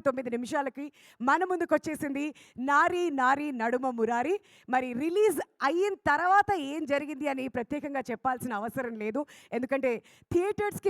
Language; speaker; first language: Telugu; native; Telugu